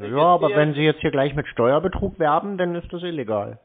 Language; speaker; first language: German; native; German